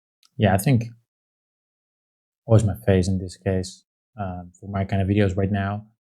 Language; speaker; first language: English; non-native, fluent; Dutch